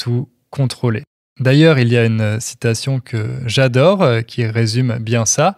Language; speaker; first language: French; native; French